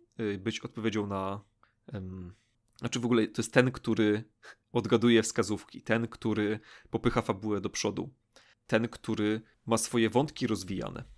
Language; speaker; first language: Polish; native; Polish